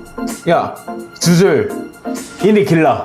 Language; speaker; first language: Indonesian; non-native, learner; Korean